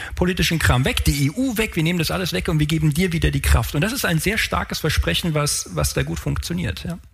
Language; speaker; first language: German; native; German